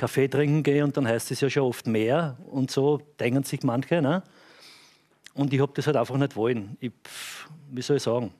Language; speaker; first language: German; native; German